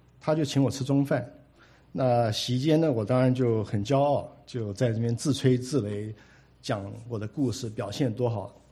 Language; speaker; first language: Chinese; native; Chinese